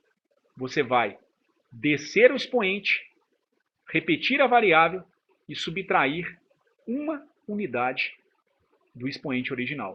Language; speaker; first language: Portuguese; native; Portuguese